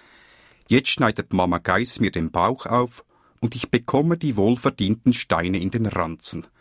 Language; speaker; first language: German; native; German